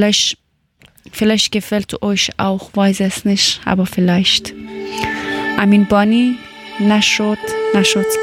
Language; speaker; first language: German; non-native, learner; Persian